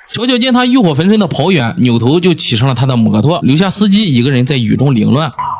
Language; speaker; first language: Chinese; native; Chinese